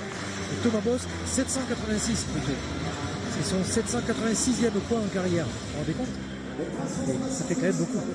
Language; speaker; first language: French; native; French